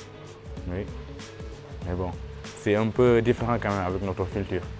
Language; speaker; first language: French; non-native, local second language; Wolof